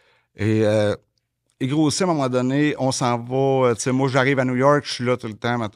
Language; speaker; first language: French; native; French